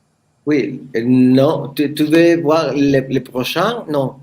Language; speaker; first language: French; non-native, learner; Spanish